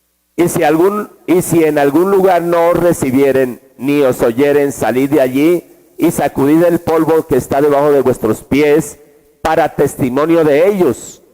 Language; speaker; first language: Spanish; native; Spanish